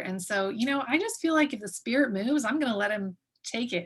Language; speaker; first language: English; native; English